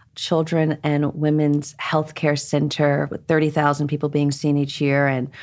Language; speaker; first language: English; early bilingual, other home language; Krio